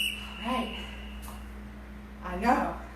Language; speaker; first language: English; native; English